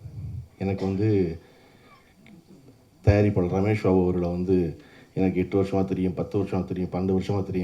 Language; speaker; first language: Tamil; native; Tamil